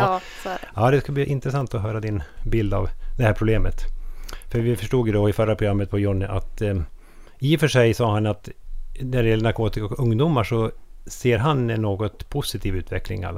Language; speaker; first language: Swedish; native; Swedish